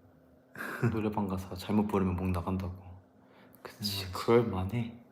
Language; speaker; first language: Korean; native; Korean